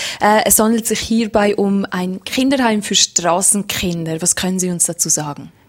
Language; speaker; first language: German; native; German